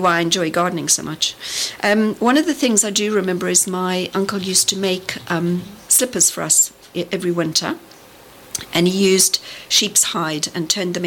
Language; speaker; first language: English; native; English